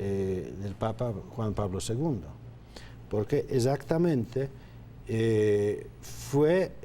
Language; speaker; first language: Spanish; non-native, fluent; Polish